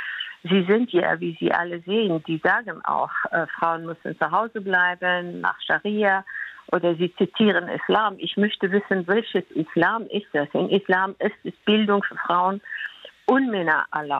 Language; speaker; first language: German; non-native, fluent; Persian